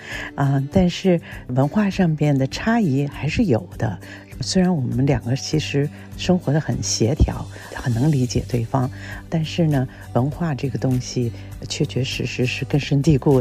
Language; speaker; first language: Chinese; native; Chinese